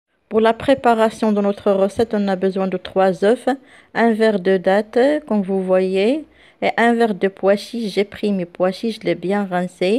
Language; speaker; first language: French; non-native, local second language; Arabic